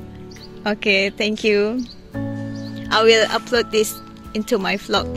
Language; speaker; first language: English; non-native, learner; Indonesian